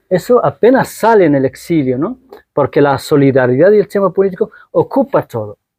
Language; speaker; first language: Spanish; non-native, fluent; Arabic